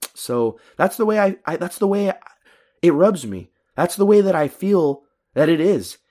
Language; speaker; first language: English; early bilingual, other home language; Filipino